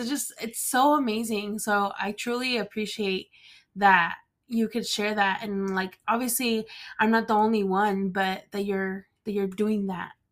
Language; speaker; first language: English; early bilingual, other home language; Spanish